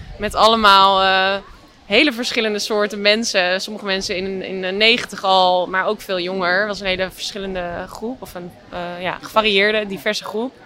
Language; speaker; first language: Dutch; native; Dutch